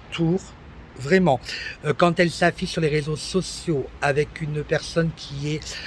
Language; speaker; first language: French; native; French